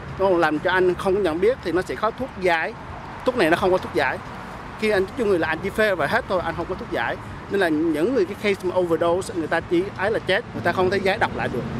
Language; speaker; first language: Vietnamese; early bilingual, other home language; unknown